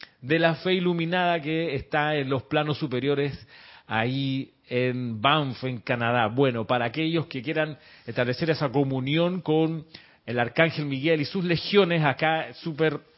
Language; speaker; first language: Spanish; native; Spanish